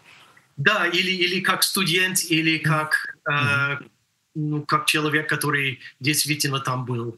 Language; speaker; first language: Russian; non-native, fluent; English